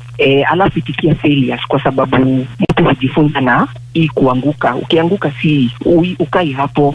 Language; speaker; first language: Swahili; non-native, local second language; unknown